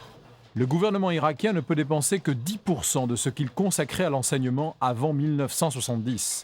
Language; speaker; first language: French; native; French